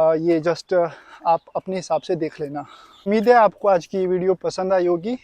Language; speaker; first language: Hindi; native; Hindi